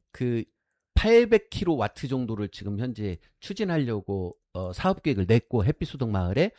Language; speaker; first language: Korean; native; Korean